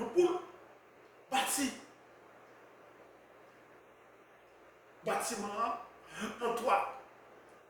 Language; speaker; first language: French; non-native, local second language; Haitian Creole